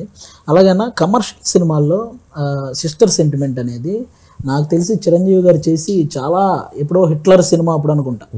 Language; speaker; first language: Telugu; native; Telugu